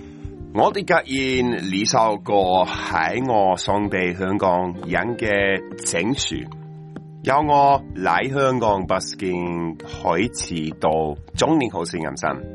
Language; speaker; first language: Cantonese; non-native, learner; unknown